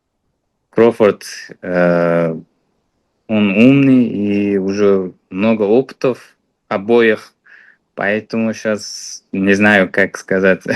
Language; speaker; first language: Russian; non-native, fluent; Uzbek